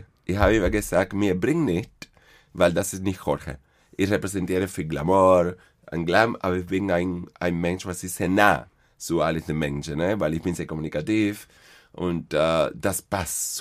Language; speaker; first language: German; non-native, fluent; Spanish